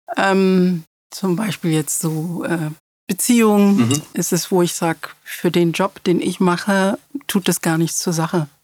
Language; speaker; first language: German; early bilingual, other home language; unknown